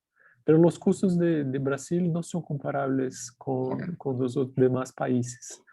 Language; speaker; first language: Spanish; non-native, fluent; Portuguese